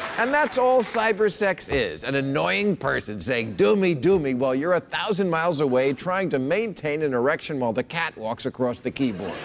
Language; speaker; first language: English; native; English